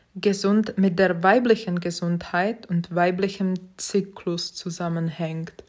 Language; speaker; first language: German; non-native, fluent; Czech